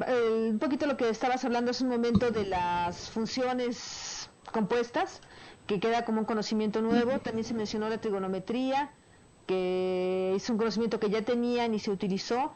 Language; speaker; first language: Spanish; native; Spanish